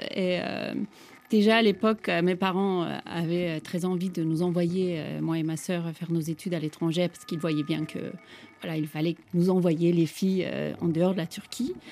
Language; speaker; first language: French; non-native, fluent; Turkish